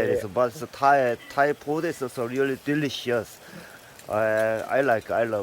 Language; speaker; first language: English; non-native, learner; Korean